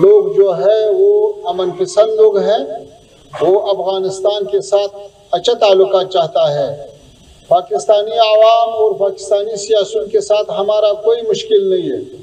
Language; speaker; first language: Hindi; non-native, fluent; Pashto